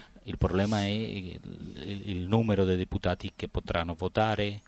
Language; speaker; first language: Italian; non-native, fluent; Catalan